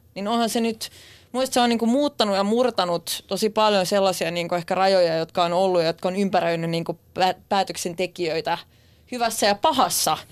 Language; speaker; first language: Finnish; non-native, local second language; Swedish